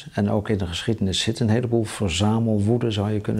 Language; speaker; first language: Dutch; native; Dutch